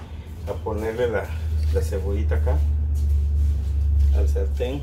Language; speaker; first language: Spanish; native; Spanish